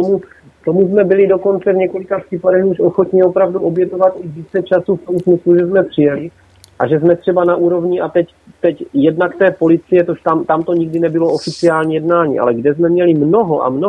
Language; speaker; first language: Czech; native; Czech